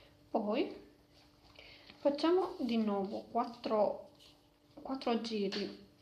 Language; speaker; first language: Italian; non-native, learner; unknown